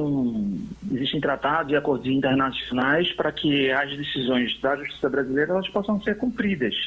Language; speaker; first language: Portuguese; native; Portuguese